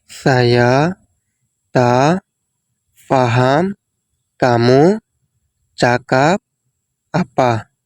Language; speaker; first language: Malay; non-native, fluent; Bangla